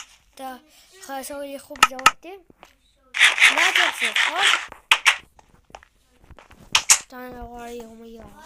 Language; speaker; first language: Arabic; early bilingual, heritage; Arabic